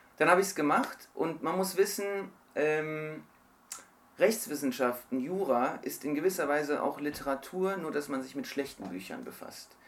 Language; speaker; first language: German; early bilingual, other home language; Turkish